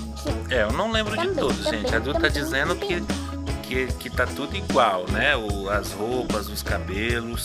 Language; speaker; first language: Portuguese; native; Portuguese